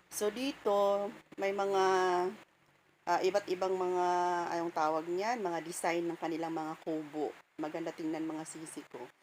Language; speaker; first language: Filipino; non-native, local second language; Cebuano